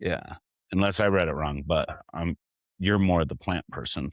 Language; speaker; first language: English; native; English